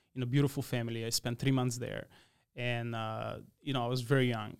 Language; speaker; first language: English; non-native, fluent; Macedonian